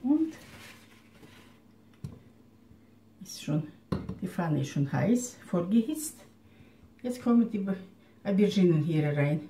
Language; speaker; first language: German; non-native, fluent; Russian